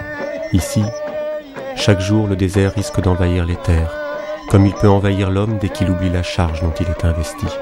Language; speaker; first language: French; native; French